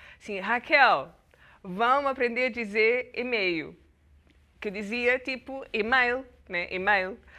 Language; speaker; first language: Portuguese; native; Portuguese